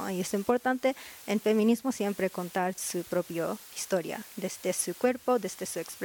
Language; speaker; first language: Spanish; non-native, learner; Japanese